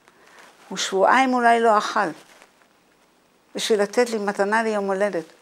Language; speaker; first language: Hebrew; non-native, fluent; Dutch